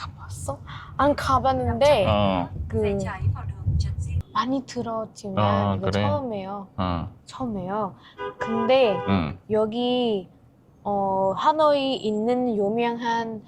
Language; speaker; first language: Korean; non-native, learner; Vietnamese